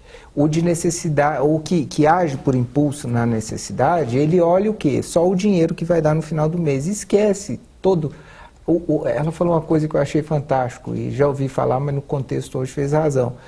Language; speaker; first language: Portuguese; native; Portuguese